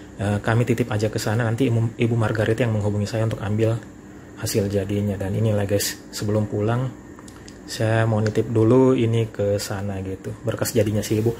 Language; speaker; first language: Indonesian; native; Indonesian